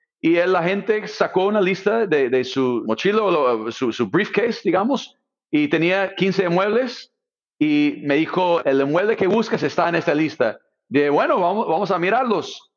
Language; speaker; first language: Spanish; non-native, fluent; English